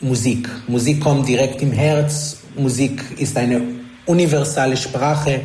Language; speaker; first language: German; non-native, learner; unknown